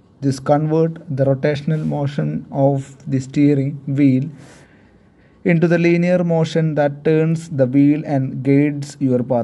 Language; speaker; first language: English; non-native, local second language; Malayalam